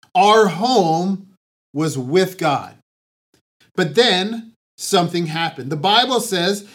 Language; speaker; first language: English; native; English